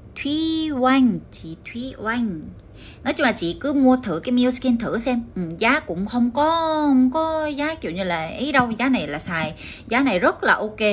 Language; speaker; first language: Vietnamese; early bilingual, heritage; Korean